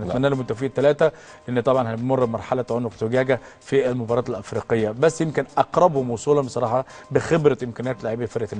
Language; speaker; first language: Arabic; native; Arabic